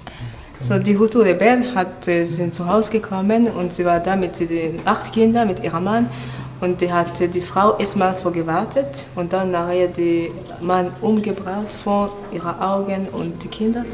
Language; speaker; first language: German; non-native, learner; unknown